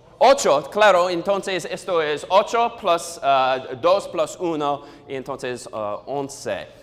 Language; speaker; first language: Spanish; non-native, learner; English